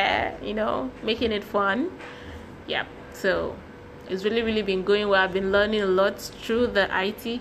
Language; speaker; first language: English; non-native, local second language; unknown